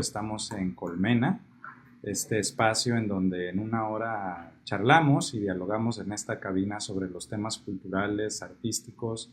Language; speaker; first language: Spanish; native; Spanish